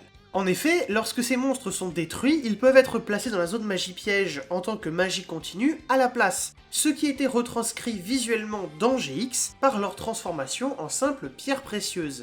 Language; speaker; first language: French; native; French